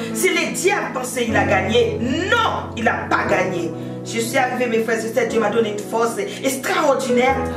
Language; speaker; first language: French; non-native, local second language; Haitian Creole